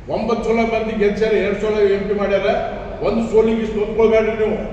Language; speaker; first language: Kannada; non-native, local second language; Lambadi